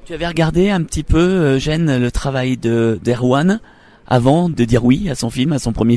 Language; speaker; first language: French; native; French